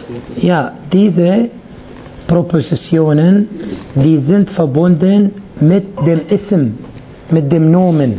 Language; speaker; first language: German; non-native, fluent; Arabic